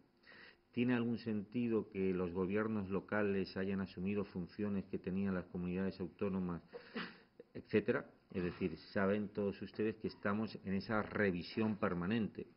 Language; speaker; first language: Spanish; native; Spanish